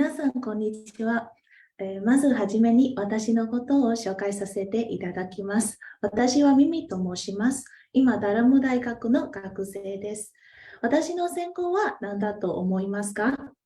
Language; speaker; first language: Japanese; non-native, fluent; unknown